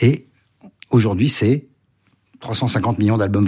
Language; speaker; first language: French; native; French